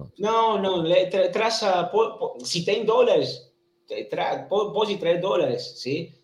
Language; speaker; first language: Portuguese; non-native, learner; Spanish